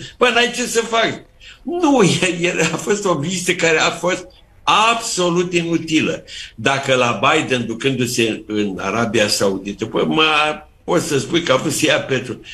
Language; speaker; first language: Romanian; native; Romanian